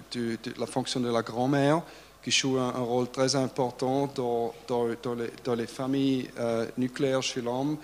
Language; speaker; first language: French; non-native, fluent; German